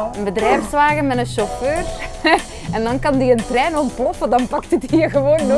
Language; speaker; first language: Dutch; native; Dutch